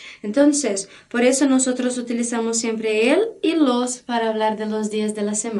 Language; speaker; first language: Spanish; non-native, fluent; Portuguese